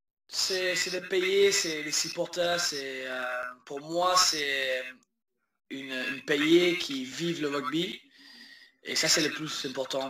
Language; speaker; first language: French; early bilingual, heritage; English